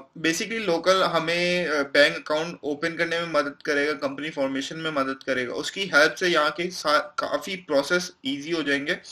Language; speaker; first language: Hindi; non-native, local second language; Punjabi